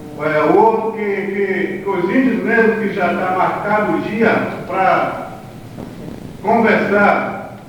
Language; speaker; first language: Portuguese; non-native, local second language; Kayapó